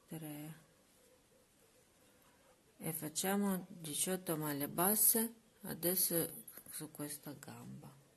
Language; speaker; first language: Italian; non-native, learner; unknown